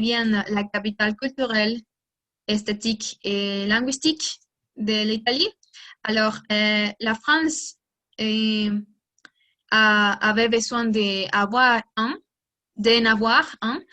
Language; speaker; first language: French; non-native, learner; Spanish